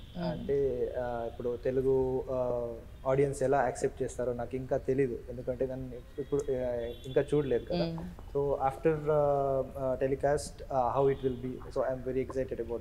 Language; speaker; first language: Telugu; non-native, learner; Kannada